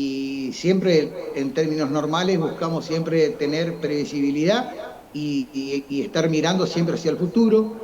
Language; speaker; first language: Spanish; native; Spanish